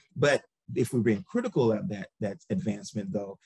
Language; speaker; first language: English; native; English